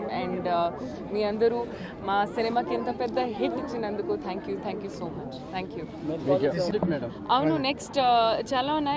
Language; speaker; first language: Telugu; non-native, fluent; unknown